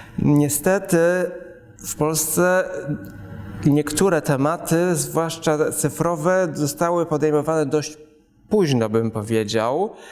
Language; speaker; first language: Polish; native; Polish